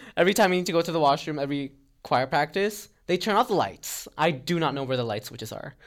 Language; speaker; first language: English; non-native, local second language; Filipino